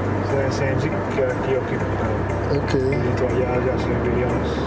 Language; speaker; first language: French; non-native, local second language; Morisyen